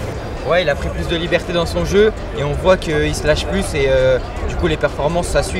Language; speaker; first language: French; native; French